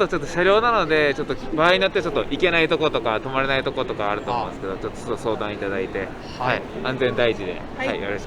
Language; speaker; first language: Japanese; native; Japanese